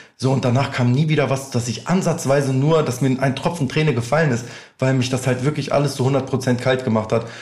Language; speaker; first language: German; native; German